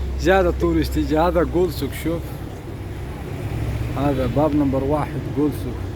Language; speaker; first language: Arabic; non-native, learner; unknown